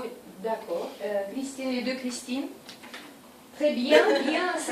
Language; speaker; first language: French; non-native, fluent; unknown